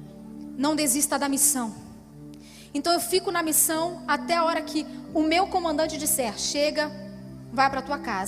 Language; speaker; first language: Portuguese; native; Portuguese